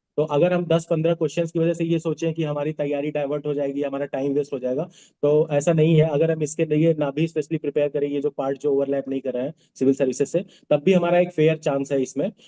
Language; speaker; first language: Hindi; non-native, local second language; Bhojpuri